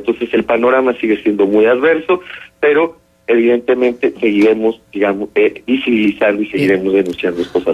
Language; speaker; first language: Spanish; native; Spanish